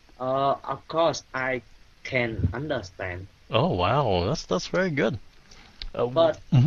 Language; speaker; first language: English; non-native, learner; Vietnamese